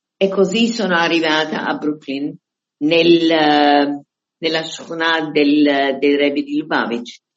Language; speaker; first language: Italian; non-native, fluent; German